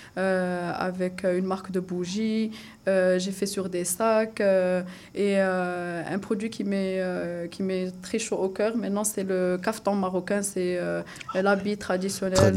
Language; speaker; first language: French; non-native, local second language; Arabic